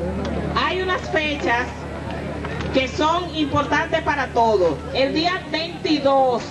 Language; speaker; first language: Spanish; native; Spanish